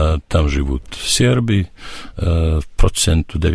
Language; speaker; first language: Russian; non-native, learner; Serbian